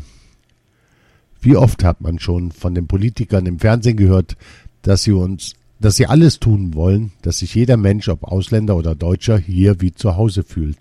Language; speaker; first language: German; early bilingual, other home language; Arabic